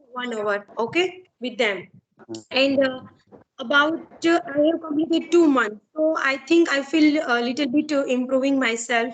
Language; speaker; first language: English; non-native, learner; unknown